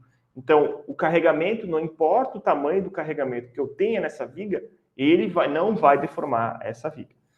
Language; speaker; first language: Portuguese; native; Portuguese